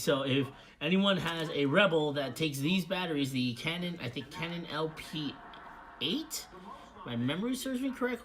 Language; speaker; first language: English; native; English